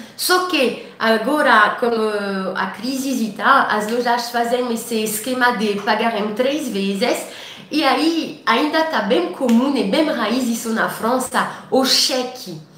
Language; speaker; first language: Portuguese; non-native, fluent; French